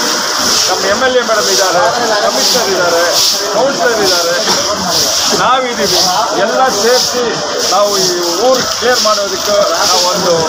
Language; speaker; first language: Kannada; non-native, local second language; Tamil